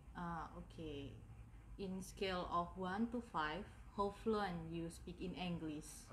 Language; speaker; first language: English; non-native, learner; Indonesian